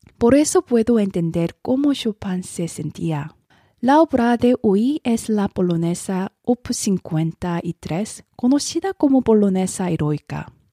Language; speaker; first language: Spanish; non-native, learner; Korean